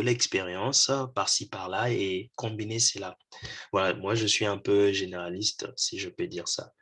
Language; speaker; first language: French; non-native, local second language; Lingala